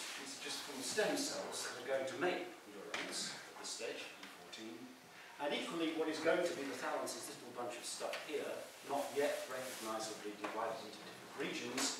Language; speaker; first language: English; native; English